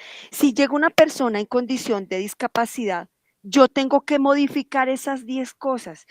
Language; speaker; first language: Spanish; native; Spanish